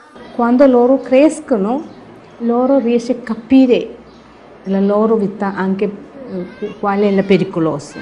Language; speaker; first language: Italian; non-native, learner; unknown